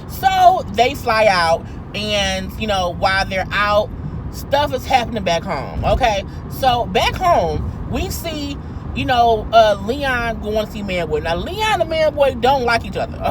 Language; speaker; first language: English; native; English